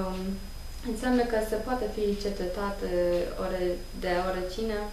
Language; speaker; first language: Romanian; non-native, learner; English